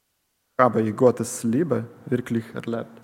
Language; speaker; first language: German; non-native, learner; Ukrainian